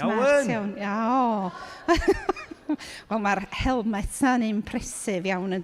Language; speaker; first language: Welsh; native; Welsh